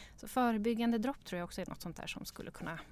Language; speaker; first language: Swedish; native; Swedish